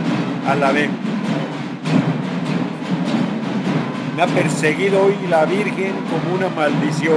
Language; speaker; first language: Spanish; native; Spanish